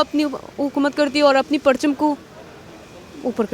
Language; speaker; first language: Hindi; non-native, learner; Persian